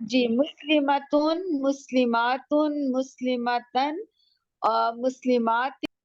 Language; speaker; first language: Arabic; non-native, learner; Urdu